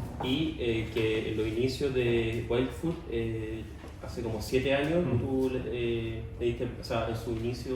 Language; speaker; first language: Spanish; native; Spanish